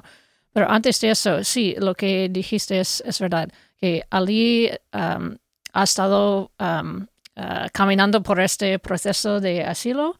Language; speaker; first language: Spanish; non-native, fluent; English